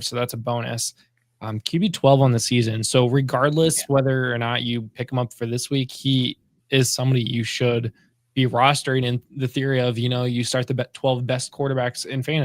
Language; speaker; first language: English; native; English